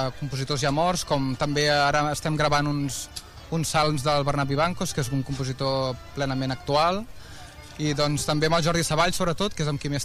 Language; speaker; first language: Catalan; native; Catalan